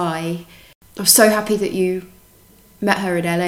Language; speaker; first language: English; native; English